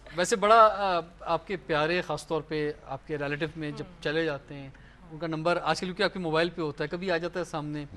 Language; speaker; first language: Urdu; native; Urdu